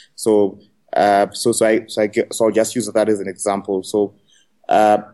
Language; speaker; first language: English; non-native, local second language; Shona